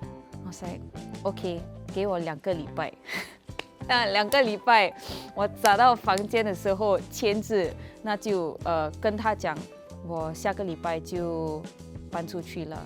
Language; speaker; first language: Chinese; non-native, local second language; English